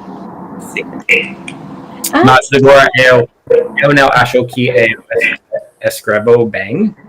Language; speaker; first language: Portuguese; non-native, learner; English